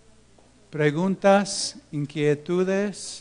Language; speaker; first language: Spanish; non-native, fluent; English